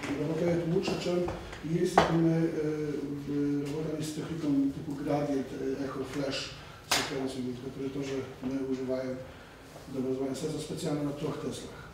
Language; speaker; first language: Polish; non-native, learner; Russian